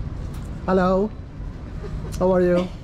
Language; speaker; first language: English; non-native, local second language; Filipino